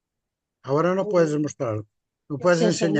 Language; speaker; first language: Spanish; non-native, fluent; Portuguese